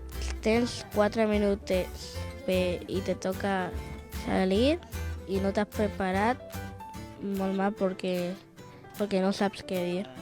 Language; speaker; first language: Catalan; non-native, local second language; Spanish